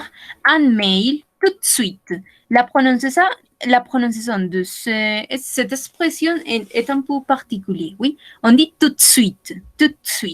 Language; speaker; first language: French; non-native, fluent; Spanish